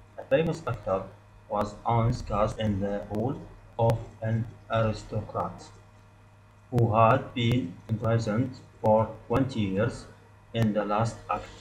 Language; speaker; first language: English; non-native, fluent; Arabic